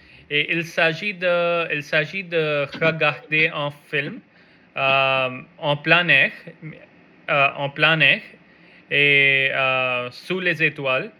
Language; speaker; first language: French; non-native, learner; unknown